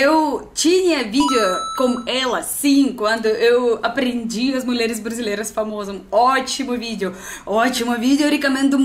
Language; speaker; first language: Portuguese; non-native, learner; Russian